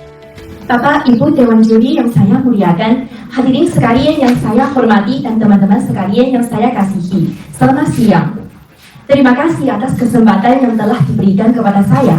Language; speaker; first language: Indonesian; non-native, fluent; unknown